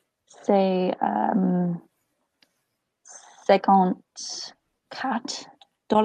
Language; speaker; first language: French; non-native, learner; English